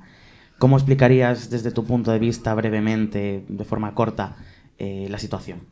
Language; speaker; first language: Spanish; native; Spanish